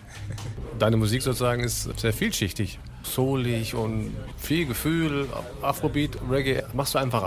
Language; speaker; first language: German; native; German